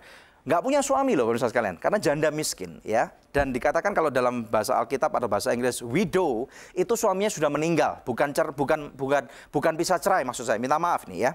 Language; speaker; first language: Indonesian; native; Indonesian